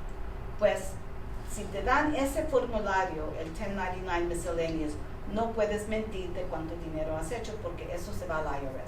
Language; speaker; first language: Spanish; early bilingual, heritage; Spanish